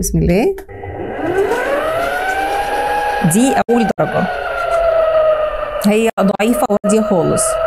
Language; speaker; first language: Arabic; native; Arabic